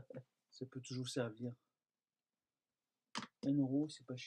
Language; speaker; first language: French; native; French